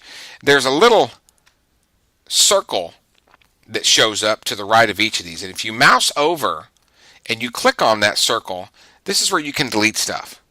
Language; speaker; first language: English; native; English